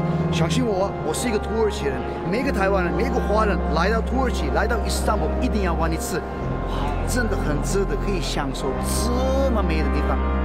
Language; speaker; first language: Chinese; non-native, fluent; Turkish